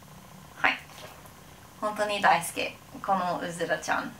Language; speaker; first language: Japanese; non-native, learner; English